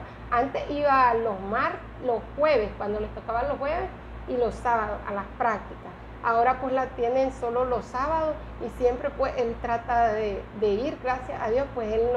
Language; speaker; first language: Spanish; native; Spanish